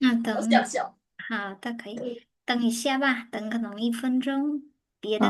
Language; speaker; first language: Chinese; non-native, fluent; Khmer